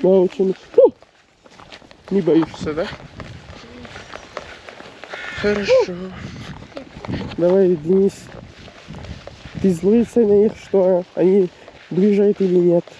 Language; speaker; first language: Russian; non-native, local second language; Kyrgyz